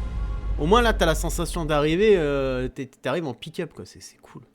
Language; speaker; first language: French; native; French